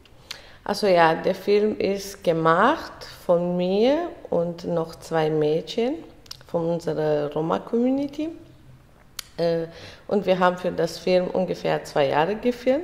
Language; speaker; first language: German; early bilingual, other home language; Romany